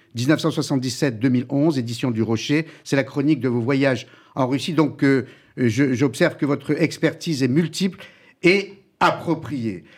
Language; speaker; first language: French; native; French